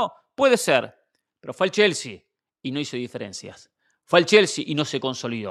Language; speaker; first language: Spanish; native; Spanish